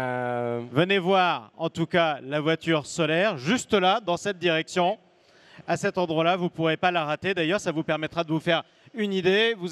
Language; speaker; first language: French; native; French